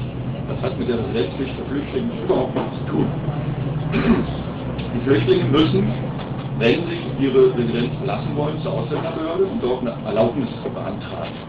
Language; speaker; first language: German; native; German